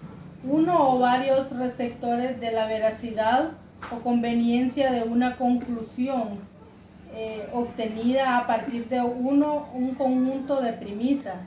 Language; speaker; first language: Spanish; native; Spanish